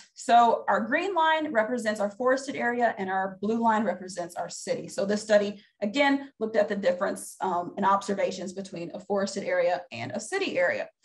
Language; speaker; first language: English; native; English